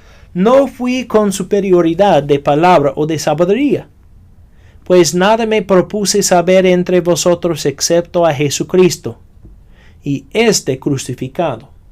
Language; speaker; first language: Spanish; non-native, fluent; English